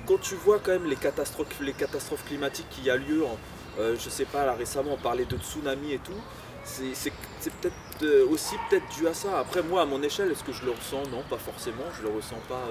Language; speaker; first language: French; native; French